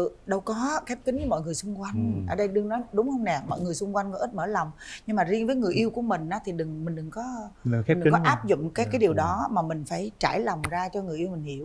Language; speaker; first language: Vietnamese; native; Vietnamese